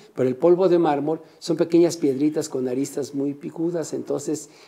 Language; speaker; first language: Spanish; native; Spanish